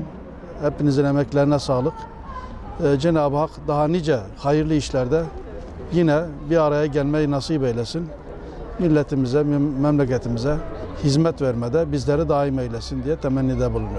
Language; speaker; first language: Turkish; native; Turkish